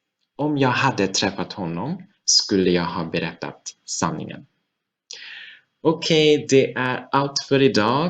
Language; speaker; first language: Swedish; non-native, fluent; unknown